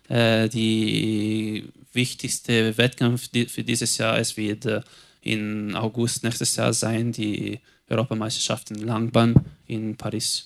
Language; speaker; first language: German; non-native, local second language; Italian